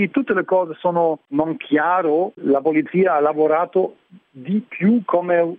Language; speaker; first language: Italian; non-native, learner; German